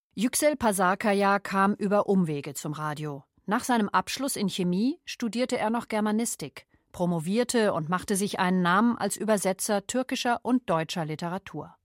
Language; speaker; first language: German; native; German